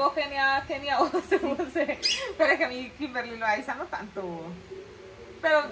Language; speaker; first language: Spanish; native; Spanish